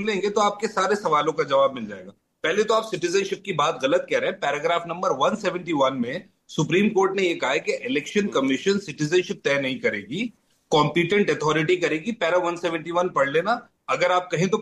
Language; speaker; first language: Hindi; native; Hindi